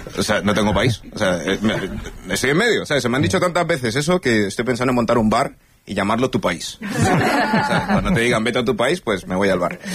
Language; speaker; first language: Spanish; early bilingual, other home language; English